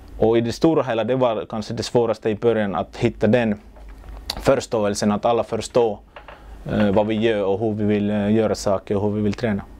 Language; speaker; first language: Swedish; non-native, local second language; Finnish